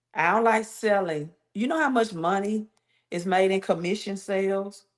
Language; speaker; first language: English; native; English